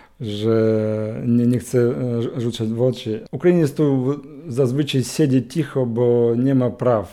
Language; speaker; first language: Polish; non-native, learner; Ukrainian